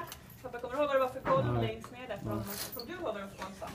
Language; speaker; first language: Swedish; native; Swedish